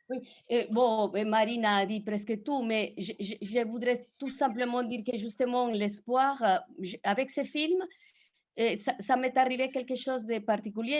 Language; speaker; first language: French; non-native, fluent; Spanish